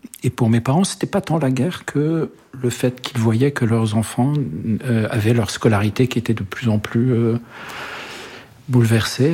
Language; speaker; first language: French; early bilingual, other home language; Arabic